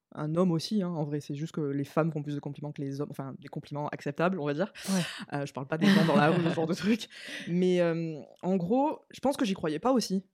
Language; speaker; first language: French; native; French